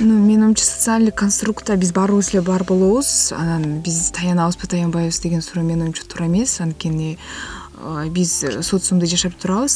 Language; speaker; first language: Kyrgyz; non-native, local second language; Russian